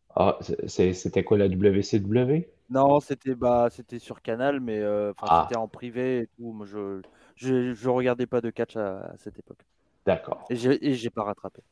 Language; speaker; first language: French; native; French